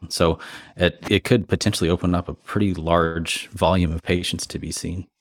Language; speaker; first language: English; native; English